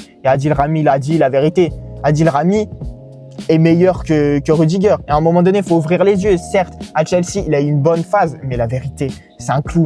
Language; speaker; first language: French; native; French